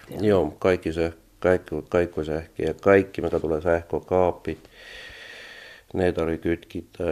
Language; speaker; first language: Finnish; non-native, learner; Estonian